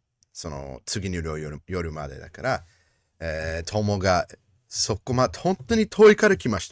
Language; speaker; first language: Japanese; non-native, learner; English